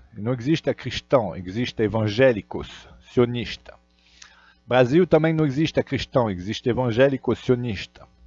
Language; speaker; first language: Portuguese; non-native, fluent; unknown